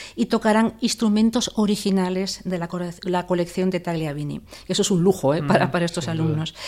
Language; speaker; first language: Spanish; native; Spanish